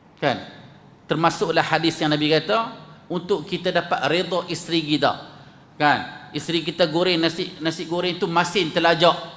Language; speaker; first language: Malay; native; Malay